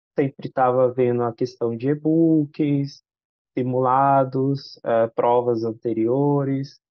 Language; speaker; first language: Portuguese; native; Portuguese